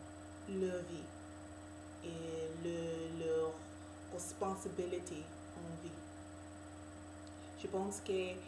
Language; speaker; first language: French; non-native, learner; English